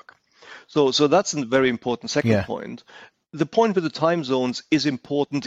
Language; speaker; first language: English; non-native, fluent; German